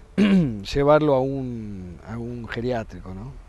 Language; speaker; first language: Spanish; native; Spanish